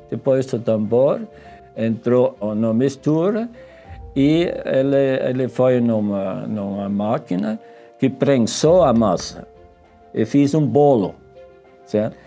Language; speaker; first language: Portuguese; non-native, fluent; Swiss German